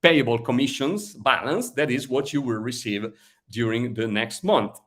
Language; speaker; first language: English; non-native, fluent; Italian